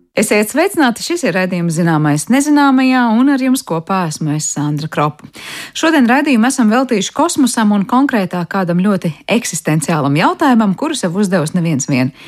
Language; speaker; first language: Latvian; native; Latvian